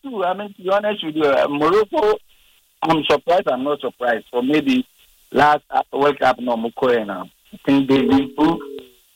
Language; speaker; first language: English; non-native, local second language; Akan